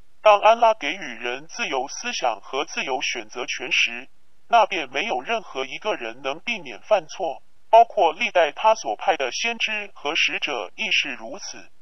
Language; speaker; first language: Chinese; non-native, local second language; Cantonese